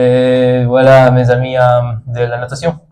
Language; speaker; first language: French; non-native, learner; Spanish